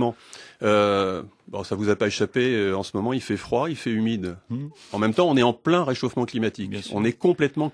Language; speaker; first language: French; native; French